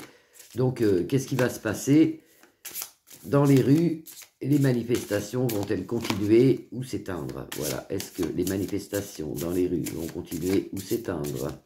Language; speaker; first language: French; native; French